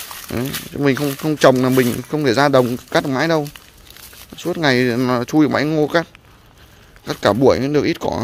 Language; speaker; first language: Vietnamese; native; Vietnamese